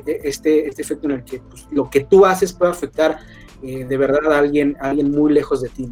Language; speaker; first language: Spanish; native; Spanish